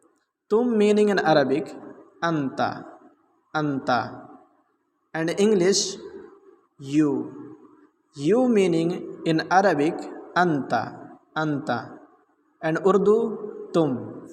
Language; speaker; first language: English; non-native, learner; Urdu